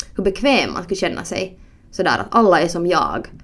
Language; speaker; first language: Swedish; native; Swedish